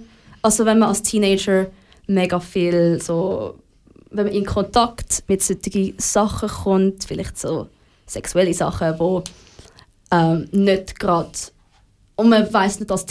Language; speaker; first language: German; native; German